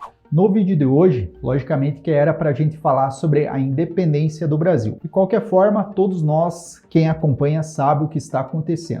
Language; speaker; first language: Portuguese; native; Portuguese